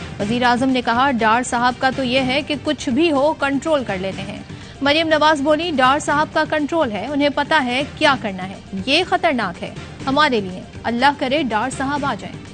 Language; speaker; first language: Urdu; native; Urdu